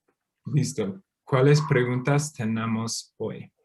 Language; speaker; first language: Spanish; non-native, fluent; English